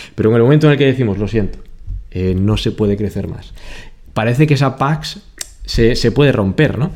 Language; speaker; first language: Spanish; native; Spanish